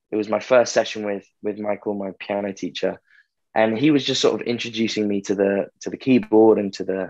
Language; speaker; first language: English; native; English